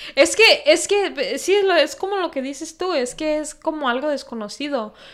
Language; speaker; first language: Spanish; early bilingual, heritage; Spanish